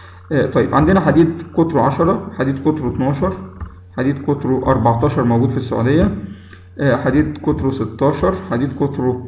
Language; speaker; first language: Arabic; native; Arabic